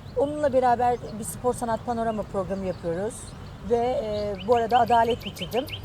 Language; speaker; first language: Turkish; early bilingual, heritage; Turkish